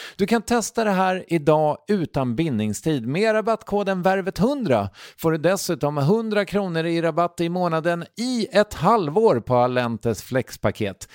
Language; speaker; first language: Swedish; native; Swedish